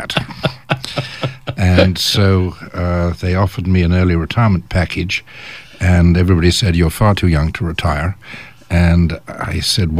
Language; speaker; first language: English; native; English